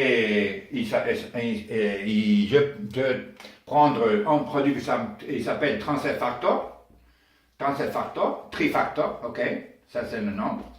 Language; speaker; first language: French; non-native, learner; Spanish